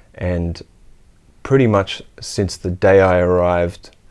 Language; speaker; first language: English; native; English